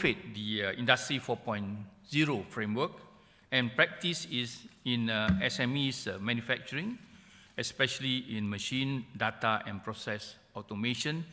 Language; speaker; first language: English; non-native, local second language; Malay